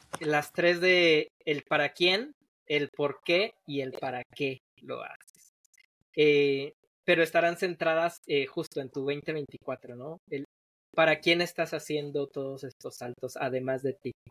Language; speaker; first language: Spanish; native; Spanish